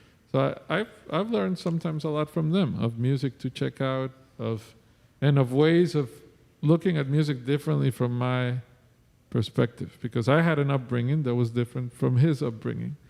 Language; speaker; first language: English; non-native, fluent; Spanish